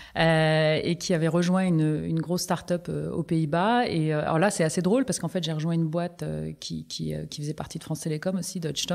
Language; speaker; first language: French; native; French